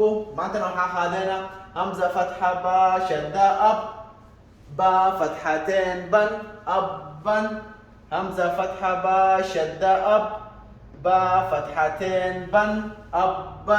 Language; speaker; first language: Arabic; non-native, local second language; Somali